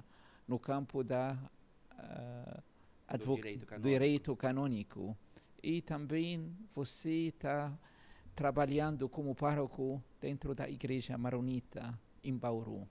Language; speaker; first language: Portuguese; non-native, fluent; Arabic